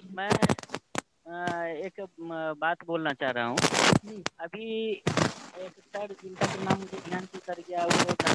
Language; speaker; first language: Hindi; native; Hindi